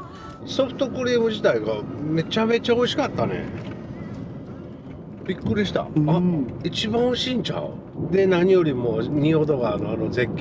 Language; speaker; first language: Japanese; native; Japanese